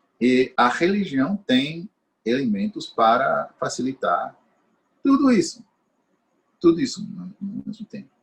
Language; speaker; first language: Portuguese; non-native, fluent; English